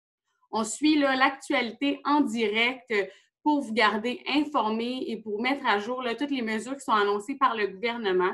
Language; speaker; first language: French; native; French